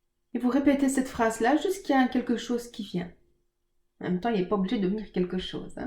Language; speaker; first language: French; native; French